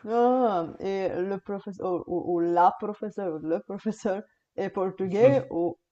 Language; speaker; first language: French; non-native, fluent; Bulgarian